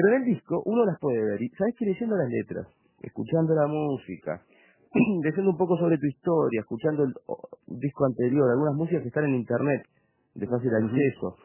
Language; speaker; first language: Spanish; native; Spanish